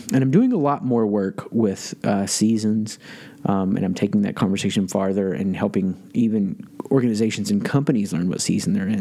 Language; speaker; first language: English; native; English